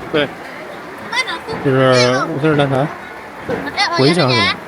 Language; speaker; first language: Chinese; native; Chinese